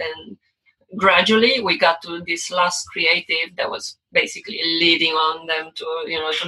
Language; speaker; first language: English; non-native, fluent; Romanian